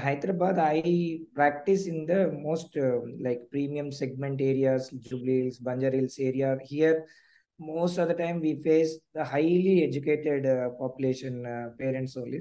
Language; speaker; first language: English; non-native, local second language; Telugu